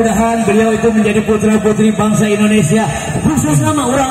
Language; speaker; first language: Indonesian; non-native, local second language; Sundanese